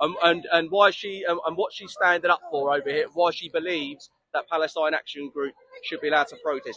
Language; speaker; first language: English; native; English